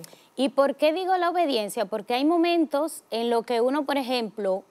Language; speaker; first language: Spanish; native; Spanish